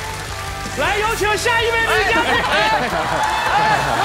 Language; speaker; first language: Chinese; native; Chinese